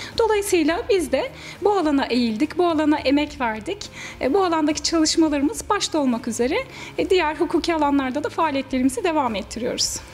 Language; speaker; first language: Turkish; native; Turkish